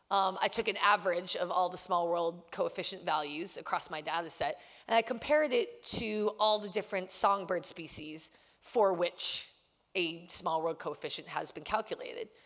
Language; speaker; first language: English; native; English